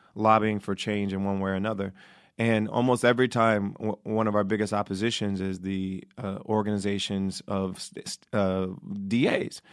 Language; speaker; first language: English; native; English